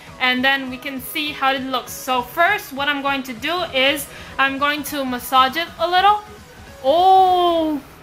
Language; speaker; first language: English; non-native, fluent; Chinese